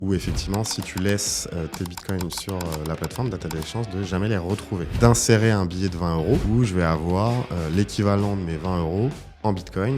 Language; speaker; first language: French; native; French